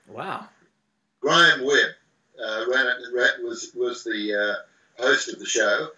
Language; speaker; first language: English; native; English